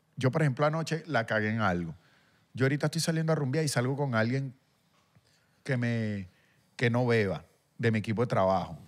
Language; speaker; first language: Spanish; native; Spanish